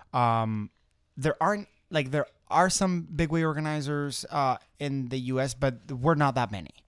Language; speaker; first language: English; non-native, fluent; Spanish